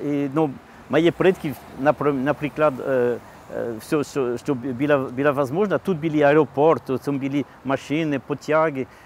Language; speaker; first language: Ukrainian; non-native, learner; French